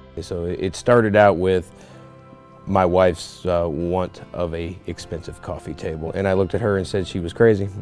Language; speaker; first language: English; native; English